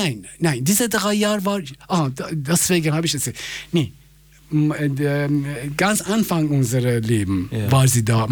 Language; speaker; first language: German; non-native, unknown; Persian